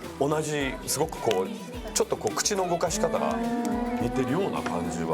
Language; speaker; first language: Japanese; native; Japanese